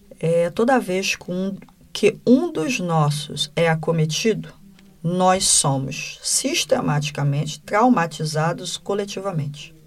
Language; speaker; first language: Portuguese; native; Portuguese